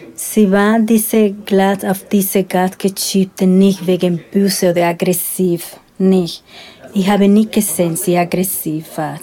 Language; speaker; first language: German; non-native, learner; Spanish